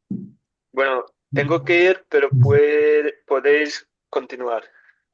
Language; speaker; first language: Spanish; non-native, learner; English